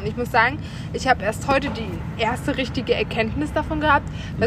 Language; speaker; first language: German; native; German